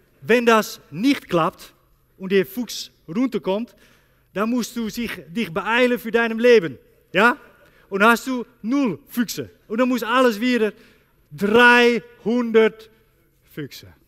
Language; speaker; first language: German; non-native, learner; Dutch